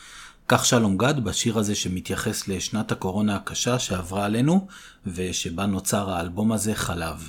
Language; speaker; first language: Hebrew; native; Hebrew